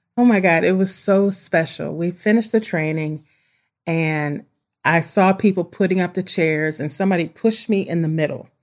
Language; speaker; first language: English; native; English